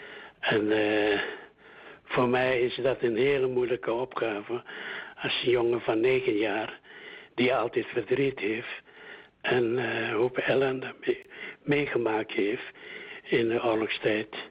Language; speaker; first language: Dutch; early bilingual, other home language; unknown